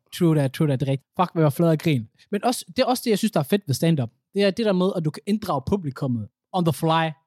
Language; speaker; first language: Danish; early bilingual, other home language; Somali